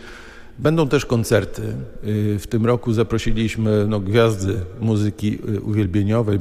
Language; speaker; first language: Polish; native; Polish